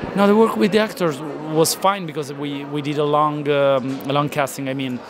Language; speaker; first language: English; non-native, fluent; Italian